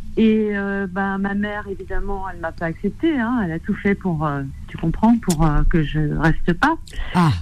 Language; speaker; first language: French; native; French